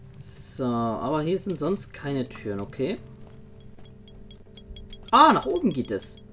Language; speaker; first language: German; native; German